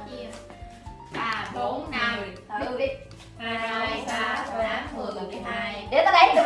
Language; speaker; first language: Vietnamese; native; Vietnamese